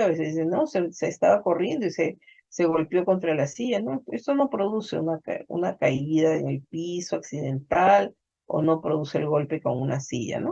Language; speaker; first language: Spanish; native; Spanish